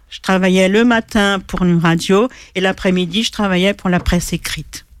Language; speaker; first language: French; non-native, fluent; Portuguese